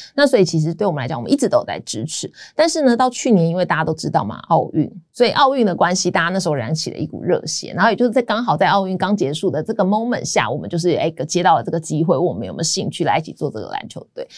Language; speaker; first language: Chinese; native; Chinese